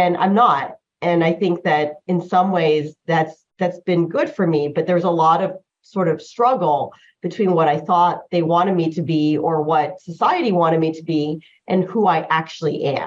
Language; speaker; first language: English; early bilingual, other home language; Chinese